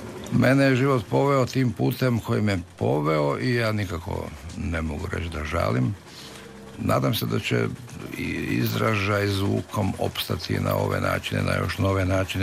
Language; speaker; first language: Serbian; native; Serbian